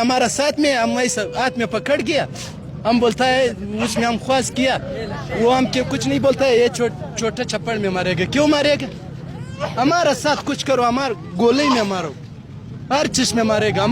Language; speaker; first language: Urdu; non-native, learner; Pashto